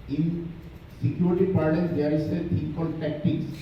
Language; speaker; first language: English; non-native, local second language; Assamese